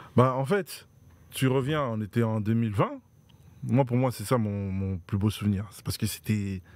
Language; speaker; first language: French; native; French